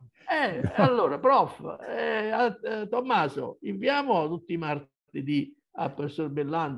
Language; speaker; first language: Italian; native; Italian